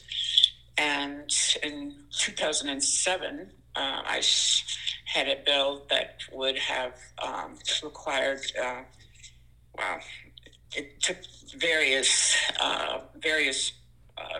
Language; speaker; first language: English; native; English